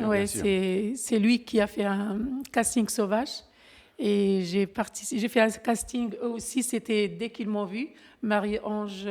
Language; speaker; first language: French; non-native, local second language; Arabic